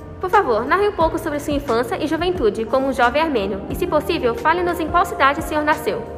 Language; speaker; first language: Portuguese; native; Portuguese